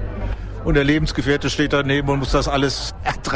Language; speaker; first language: German; native; German